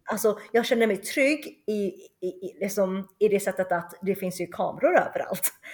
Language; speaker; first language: Swedish; early bilingual, other home language; Chinese